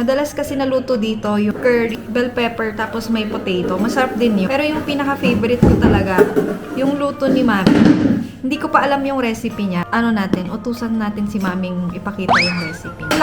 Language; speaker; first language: Filipino; native; Filipino